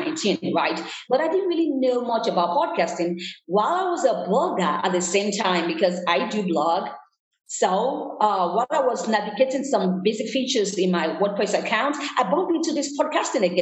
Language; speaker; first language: English; non-native, local second language; Yoruba